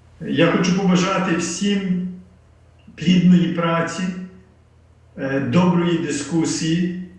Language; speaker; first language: Ukrainian; early bilingual, heritage; Ukrainian